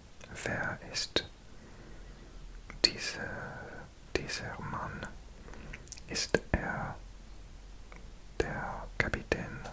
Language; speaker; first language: German; non-native, learner; English